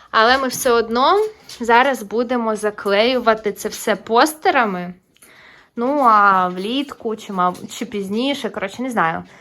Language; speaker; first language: Ukrainian; non-native, local second language; Russian